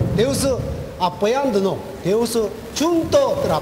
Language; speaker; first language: Portuguese; non-native, learner; Korean